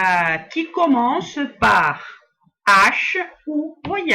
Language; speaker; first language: French; non-native, fluent; Portuguese